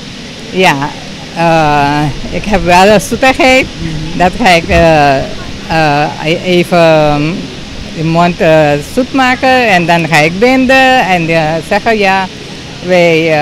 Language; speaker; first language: Dutch; non-native, local second language; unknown